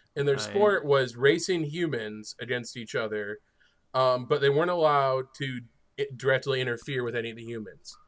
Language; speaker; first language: English; native; English